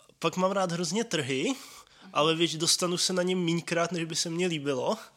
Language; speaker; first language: Czech; native; Czech